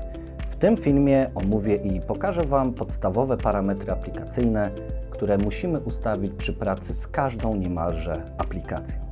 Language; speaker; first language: Polish; native; Polish